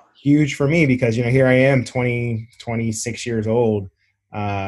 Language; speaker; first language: English; native; English